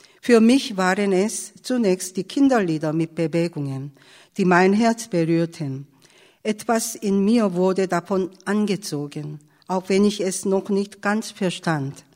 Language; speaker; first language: German; non-native, fluent; Korean